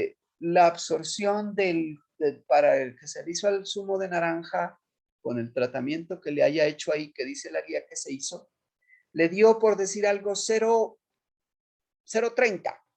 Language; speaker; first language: Spanish; native; Spanish